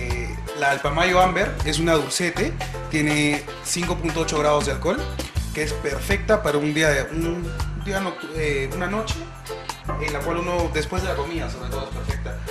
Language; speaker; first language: Spanish; native; Spanish